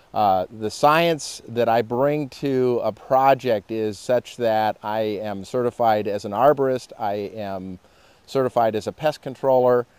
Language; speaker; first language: English; native; English